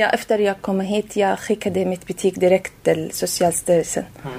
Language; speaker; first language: Swedish; non-native, learner; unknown